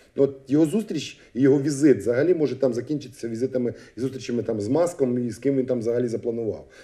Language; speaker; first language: Ukrainian; native; Ukrainian